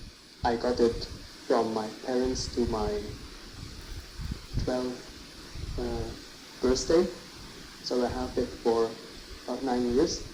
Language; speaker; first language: English; non-native, fluent; Swiss German